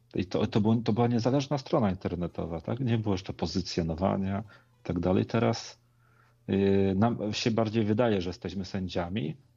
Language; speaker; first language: Polish; native; Polish